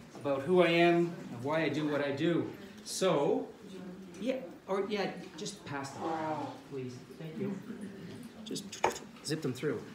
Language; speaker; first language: English; native; English